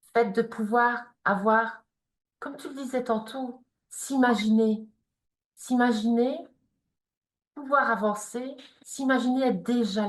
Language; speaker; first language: French; native; French